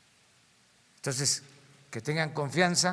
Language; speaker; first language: Spanish; native; Spanish